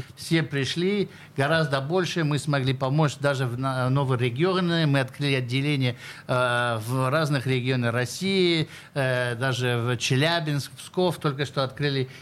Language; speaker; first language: Russian; early bilingual, heritage; Russian